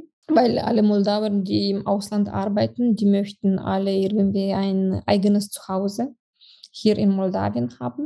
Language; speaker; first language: German; non-native, fluent; Romanian